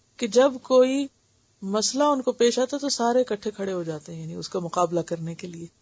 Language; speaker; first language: Urdu; non-native, local second language; Punjabi